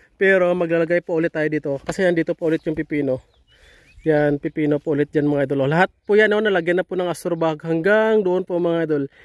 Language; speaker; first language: Filipino; non-native, local second language; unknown